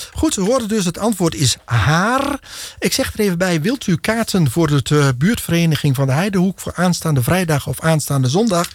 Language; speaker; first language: Dutch; native; Dutch